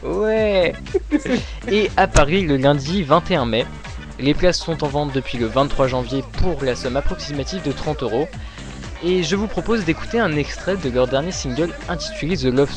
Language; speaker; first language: French; native; French